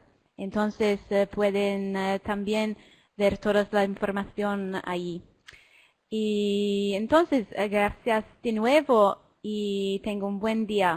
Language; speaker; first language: Spanish; non-native, learner; Italian